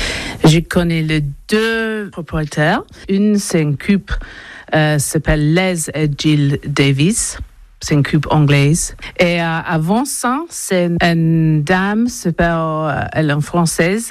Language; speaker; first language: French; non-native, learner; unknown